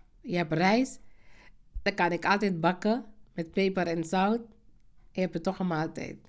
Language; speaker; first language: Dutch; non-native, fluent; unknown